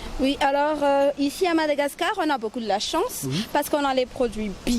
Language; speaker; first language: French; non-native, local second language; Malagasy